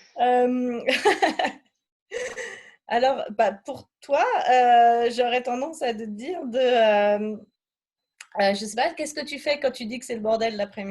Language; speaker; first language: French; native; French